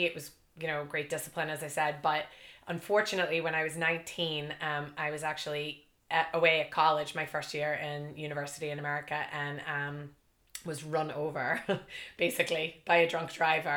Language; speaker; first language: English; native; English